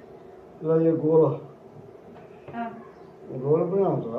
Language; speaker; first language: Nepali; non-native, local second language; Newari